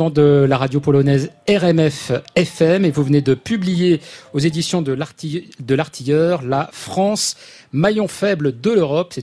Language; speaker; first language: French; native; French